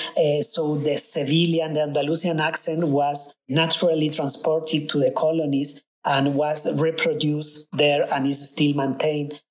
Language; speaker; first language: English; non-native, fluent; Spanish